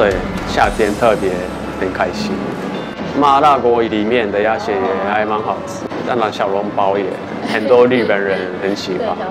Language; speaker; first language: Chinese; non-native, fluent; Japanese